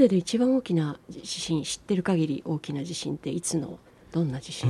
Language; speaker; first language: Japanese; native; Japanese